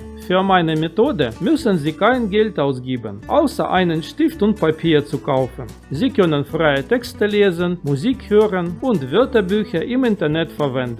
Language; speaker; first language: German; non-native, fluent; Russian